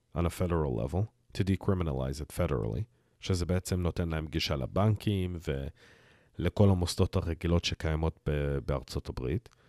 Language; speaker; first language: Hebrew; early bilingual, heritage; Hebrew